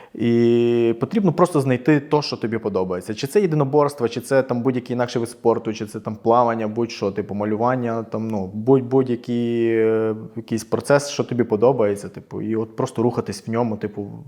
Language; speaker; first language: Ukrainian; native; Ukrainian